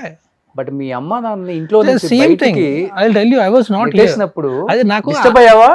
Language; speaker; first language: Telugu; native; Telugu